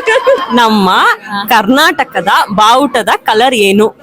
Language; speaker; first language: Kannada; native; Kannada